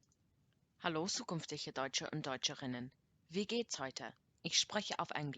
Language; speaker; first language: German; non-native, learner; English